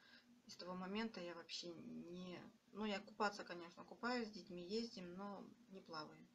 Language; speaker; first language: Russian; native; Russian